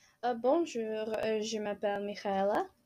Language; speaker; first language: French; non-native, learner; English